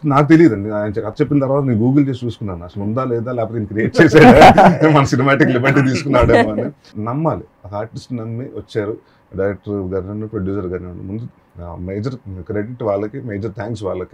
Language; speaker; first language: Telugu; native; Telugu